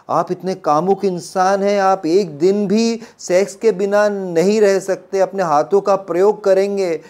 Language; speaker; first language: Hindi; native; Hindi